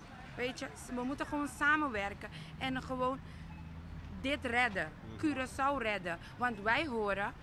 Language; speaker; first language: Dutch; non-native, local second language; Papiamento